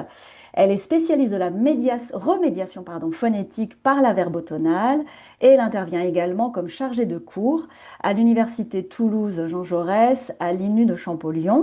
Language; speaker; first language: French; native; French